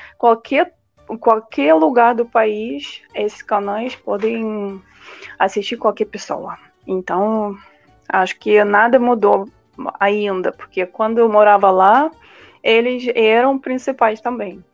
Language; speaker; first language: Portuguese; non-native, fluent; Russian